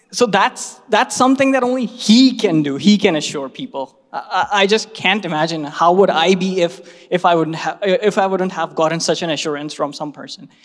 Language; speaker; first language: English; non-native, local second language; Hindi